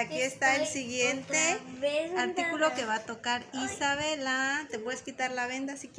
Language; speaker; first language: Spanish; native; Spanish